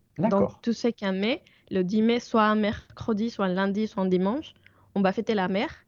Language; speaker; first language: French; non-native, fluent; Spanish